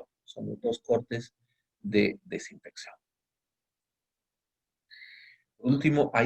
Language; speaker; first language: Spanish; native; Spanish